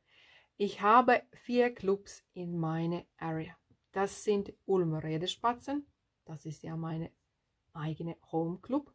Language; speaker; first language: German; non-native, fluent; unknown